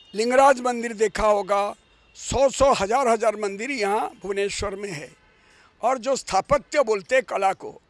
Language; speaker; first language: Hindi; non-native, local second language; Odia